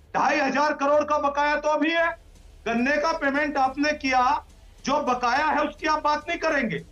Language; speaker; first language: Hindi; native; Hindi